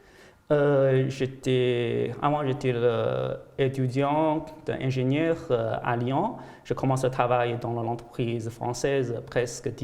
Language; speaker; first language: French; non-native, fluent; Chinese